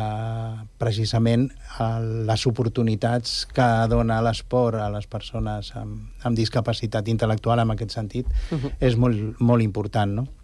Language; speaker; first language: Catalan; native; Catalan